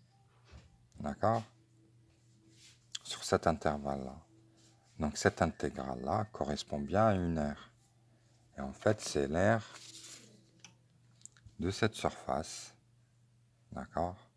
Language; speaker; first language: French; native; French